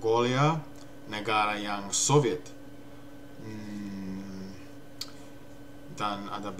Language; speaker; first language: Indonesian; non-native, learner; English